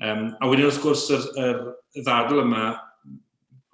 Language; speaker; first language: Welsh; native; Welsh